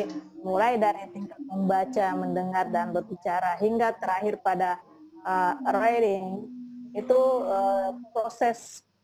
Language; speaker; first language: Indonesian; native; Indonesian